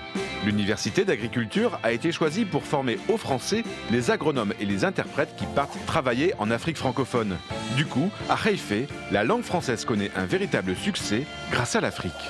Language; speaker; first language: French; native; French